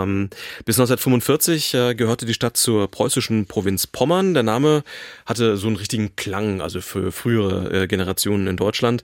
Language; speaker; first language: German; native; German